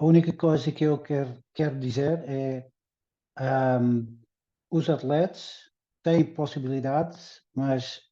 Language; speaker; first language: Portuguese; early bilingual, heritage; Dutch